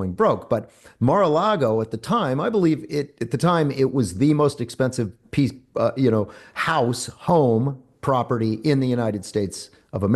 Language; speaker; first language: English; native; English